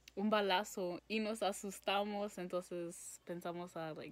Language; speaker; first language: Spanish; early bilingual, heritage; Spanish